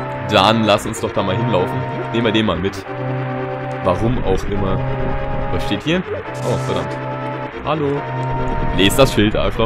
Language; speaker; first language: German; native; German